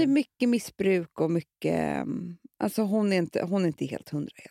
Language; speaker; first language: Swedish; native; Swedish